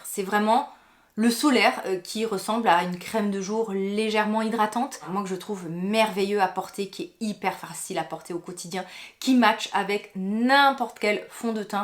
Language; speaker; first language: French; native; French